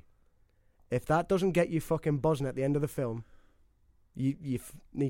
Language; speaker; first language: English; native; English